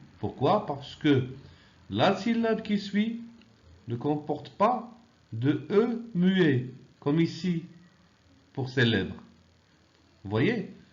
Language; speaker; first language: French; non-native, local second language; Arabic